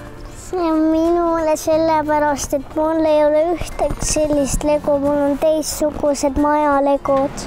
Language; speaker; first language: Estonian; native; Estonian